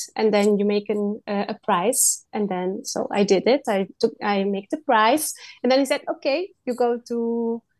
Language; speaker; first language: English; non-native, learner; Dutch